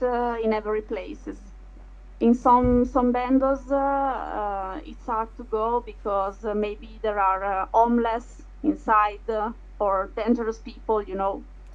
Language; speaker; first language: English; non-native, fluent; Italian